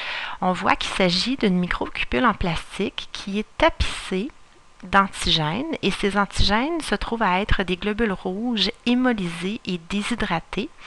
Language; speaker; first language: French; native; French